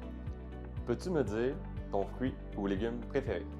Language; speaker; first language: French; native; French